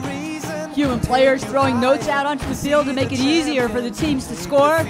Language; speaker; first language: English; native; English